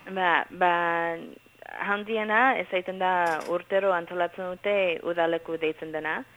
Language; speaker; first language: Basque; early bilingual, heritage; Basque